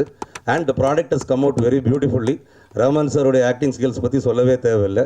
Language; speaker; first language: Tamil; native; Tamil